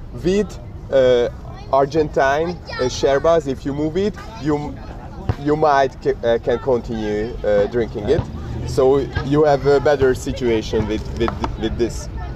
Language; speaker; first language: English; non-native, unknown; Hungarian